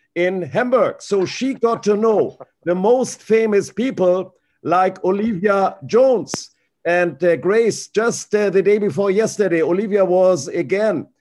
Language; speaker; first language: English; non-native, fluent; German